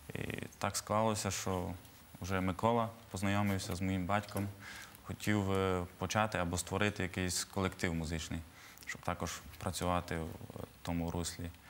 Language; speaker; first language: Ukrainian; native; Ukrainian